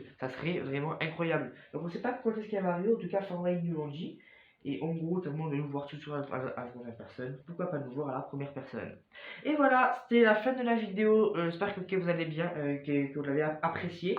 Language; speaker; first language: French; native; French